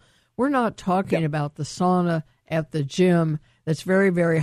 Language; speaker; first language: English; native; English